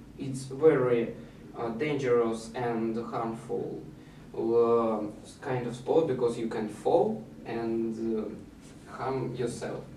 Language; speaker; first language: English; non-native, learner; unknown